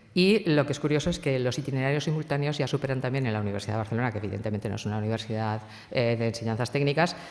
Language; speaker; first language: Spanish; non-native, local second language; Catalan